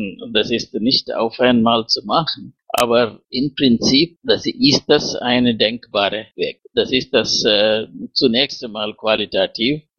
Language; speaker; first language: German; non-native, fluent; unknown